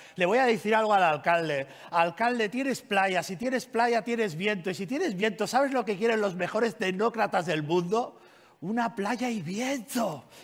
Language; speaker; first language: Spanish; non-native, local second language; Catalan